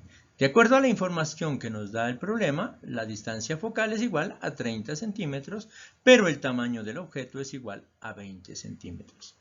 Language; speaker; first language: Spanish; native; Spanish